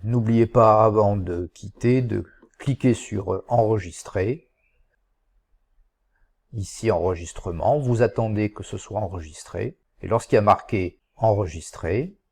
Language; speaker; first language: French; native; French